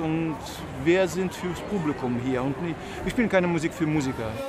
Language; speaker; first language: German; non-native, fluent; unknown